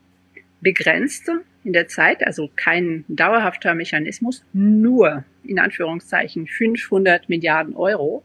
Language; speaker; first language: German; non-native, fluent; French